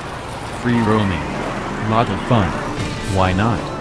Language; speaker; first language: English; non-native, fluent; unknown